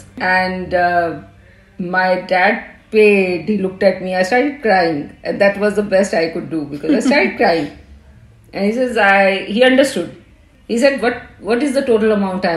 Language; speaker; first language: English; non-native, local second language; Punjabi